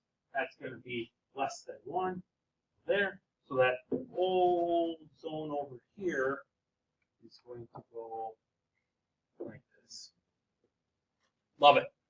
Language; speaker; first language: English; native; English